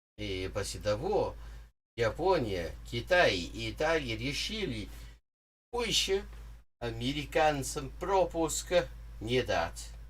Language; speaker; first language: Russian; non-native, learner; English